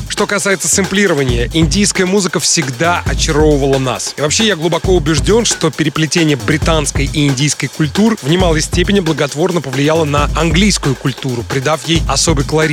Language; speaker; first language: Russian; native; Russian